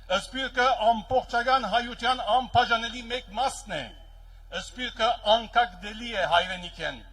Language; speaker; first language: Armenian; early bilingual, heritage; Armenian